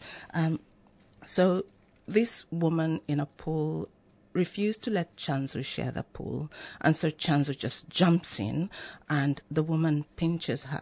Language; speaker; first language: English; non-native, local second language; Swahili